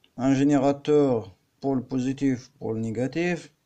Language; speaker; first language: French; non-native, local second language; Arabic